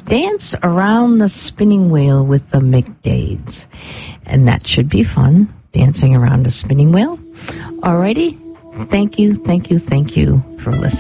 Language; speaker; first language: English; native; English